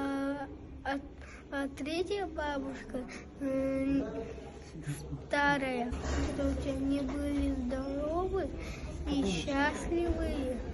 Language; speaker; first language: Russian; non-native, local second language; Yakut